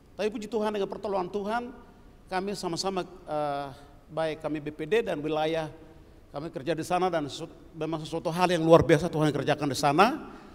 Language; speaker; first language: Indonesian; non-native, local second language; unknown